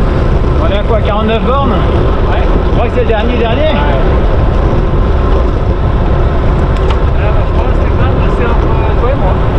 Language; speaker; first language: French; native; French